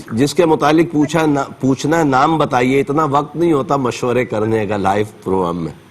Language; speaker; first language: Urdu; native; Urdu